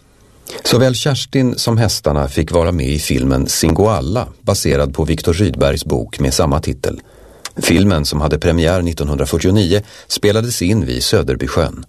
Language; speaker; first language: Swedish; native; Swedish